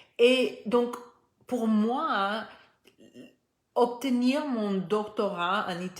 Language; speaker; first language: French; non-native, fluent; Spanish